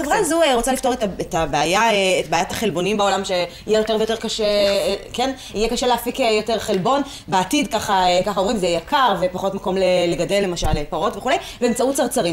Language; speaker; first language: Hebrew; native; Hebrew